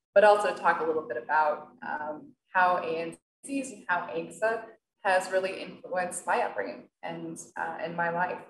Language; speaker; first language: English; native; English